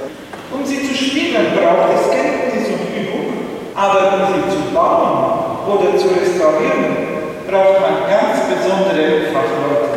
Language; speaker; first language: German; native; German